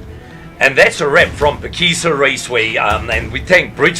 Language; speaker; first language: English; native; English